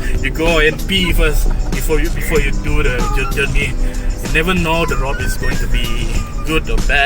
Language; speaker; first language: English; non-native, local second language; Malay